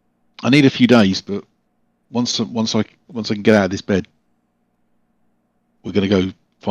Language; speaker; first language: English; native; English